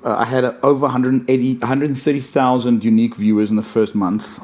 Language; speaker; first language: English; non-native, local second language; Afrikaans